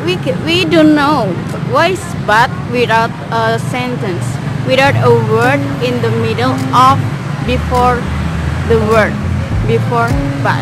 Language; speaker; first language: English; non-native, learner; Indonesian